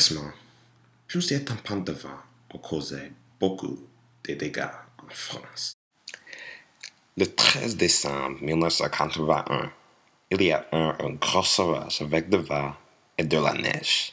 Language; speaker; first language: French; non-native, learner; English